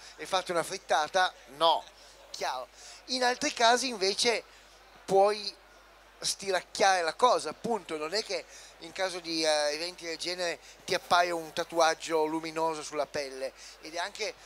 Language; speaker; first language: Italian; native; Italian